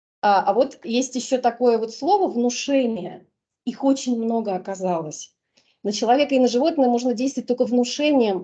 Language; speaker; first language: Russian; native; Russian